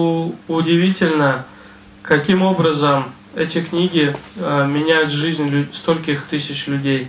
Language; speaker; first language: Russian; native; Russian